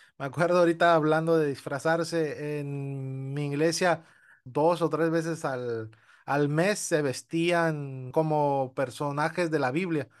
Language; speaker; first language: Spanish; early bilingual, heritage; Spanish